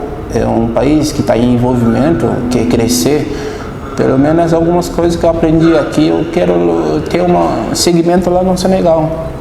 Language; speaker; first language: Portuguese; non-native, fluent; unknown